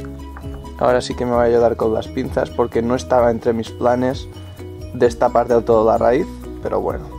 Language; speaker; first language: Spanish; native; Spanish